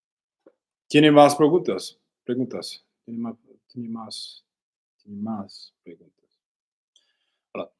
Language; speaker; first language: Spanish; non-native, learner; English